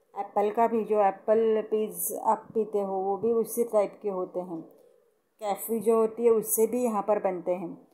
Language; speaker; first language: Hindi; non-native, local second language; Marathi